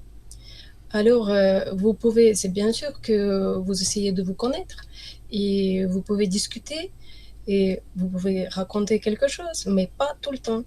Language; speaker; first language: French; non-native, fluent; Ukrainian